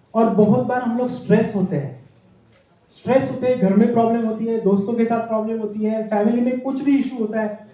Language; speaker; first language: Hindi; non-native, local second language; Marathi